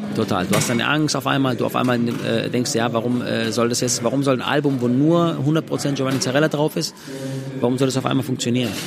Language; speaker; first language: German; native; German